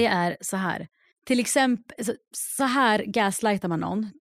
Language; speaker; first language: Swedish; native; Swedish